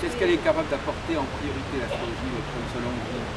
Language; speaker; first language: French; native; French